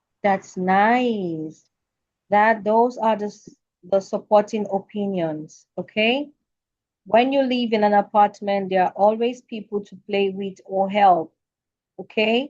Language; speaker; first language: English; non-native, fluent; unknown